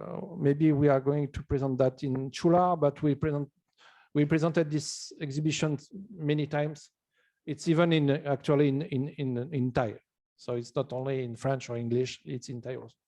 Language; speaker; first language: English; non-native, fluent; French